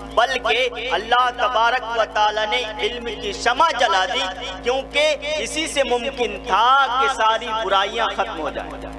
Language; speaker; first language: Urdu; native; Urdu